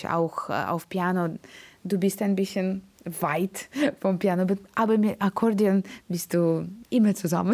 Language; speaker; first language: German; non-native, learner; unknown